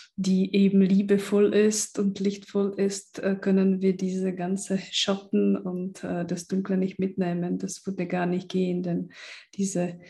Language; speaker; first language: German; early bilingual, other home language; Czech